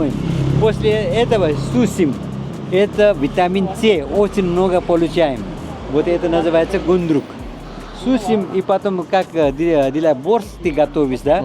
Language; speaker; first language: Russian; non-native, fluent; Nepali